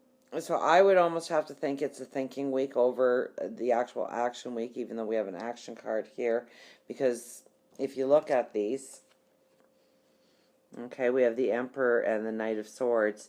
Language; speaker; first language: English; native; English